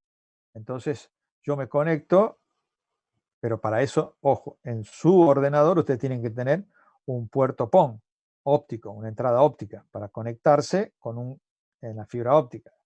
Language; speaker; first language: Spanish; native; Spanish